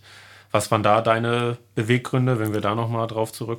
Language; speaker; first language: German; native; German